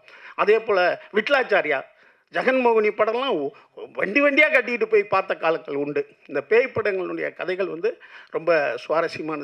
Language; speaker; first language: Tamil; native; Tamil